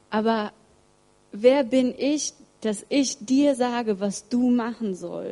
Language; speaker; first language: German; early bilingual, other home language; Russian